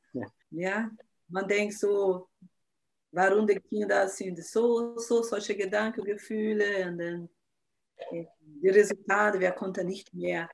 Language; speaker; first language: German; non-native, learner; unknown